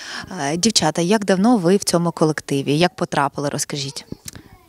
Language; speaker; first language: Ukrainian; native; Ukrainian